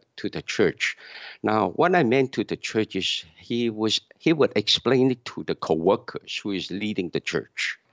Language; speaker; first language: English; non-native, local second language; Cantonese